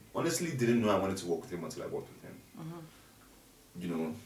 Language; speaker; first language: English; non-native, local second language; Yoruba